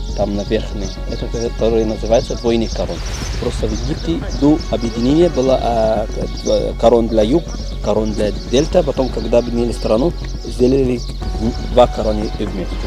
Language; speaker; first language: Russian; non-native, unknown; Arabic